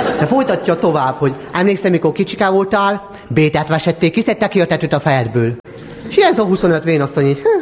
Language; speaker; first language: Hungarian; native; Hungarian